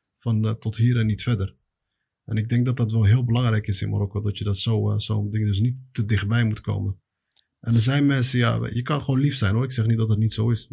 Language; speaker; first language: Dutch; native; Dutch